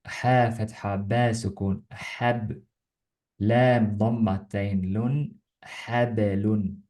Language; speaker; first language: Arabic; non-native, learner; Estonian